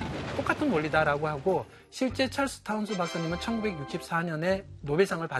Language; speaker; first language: Korean; native; Korean